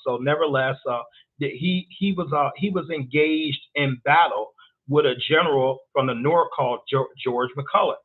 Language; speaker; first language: English; native; English